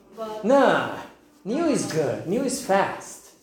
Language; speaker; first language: English; non-native, fluent; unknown